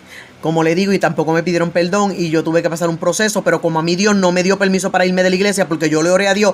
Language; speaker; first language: Spanish; native; Spanish